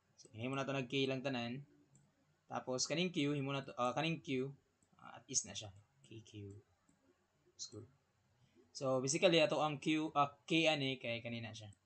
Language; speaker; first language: Cebuano; native; Cebuano